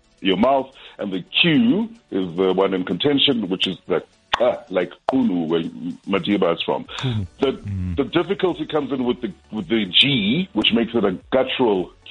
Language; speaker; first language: English; non-native, local second language; Xhosa